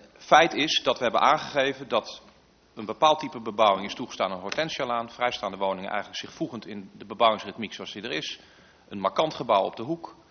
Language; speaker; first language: Dutch; native; Dutch